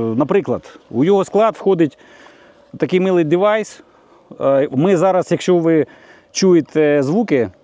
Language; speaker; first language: Ukrainian; native; Ukrainian